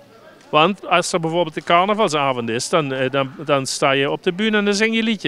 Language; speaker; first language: Dutch; native; Dutch